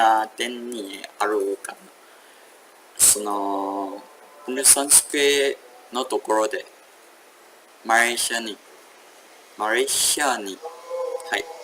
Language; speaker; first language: Japanese; non-native, learner; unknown